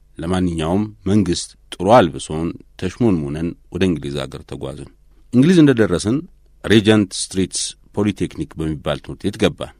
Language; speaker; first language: Amharic; native; Amharic